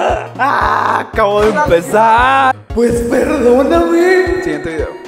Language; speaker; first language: Spanish; native; Spanish